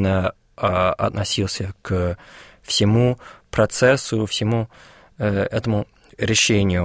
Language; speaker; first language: Russian; non-native, fluent; English